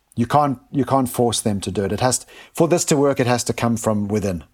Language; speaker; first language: English; native; English